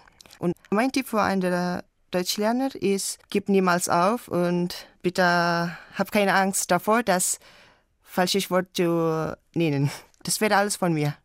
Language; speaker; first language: German; non-native, learner; Indonesian